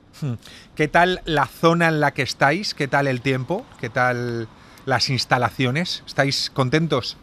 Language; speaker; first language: Spanish; native; Spanish